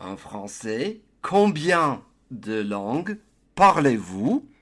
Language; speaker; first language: French; non-native, fluent; English